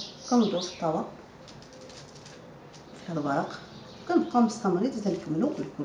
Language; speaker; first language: Arabic; native; Arabic